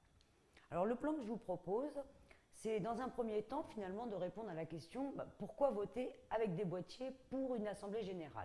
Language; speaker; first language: French; native; French